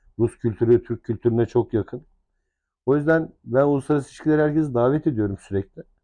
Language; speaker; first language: Turkish; native; Turkish